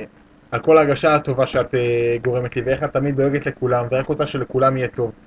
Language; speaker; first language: Hebrew; native; Hebrew